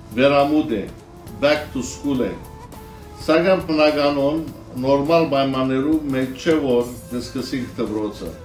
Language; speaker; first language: Armenian; early bilingual, heritage; Armenian